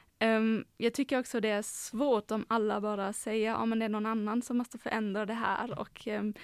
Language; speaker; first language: Swedish; non-native, fluent; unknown